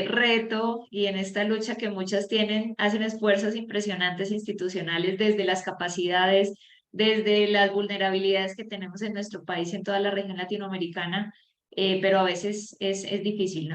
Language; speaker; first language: Spanish; native; Spanish